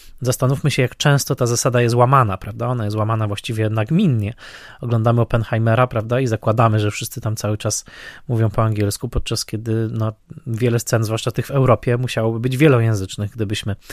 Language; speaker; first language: Polish; native; Polish